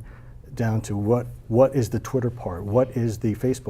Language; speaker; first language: English; native; English